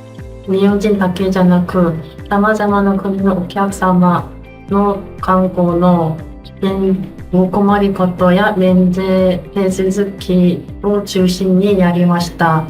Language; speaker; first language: Japanese; non-native, learner; Korean